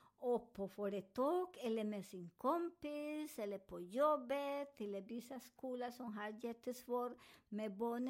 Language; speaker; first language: Swedish; non-native, learner; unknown